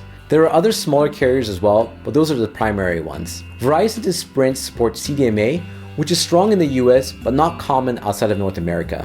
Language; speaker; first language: English; native; English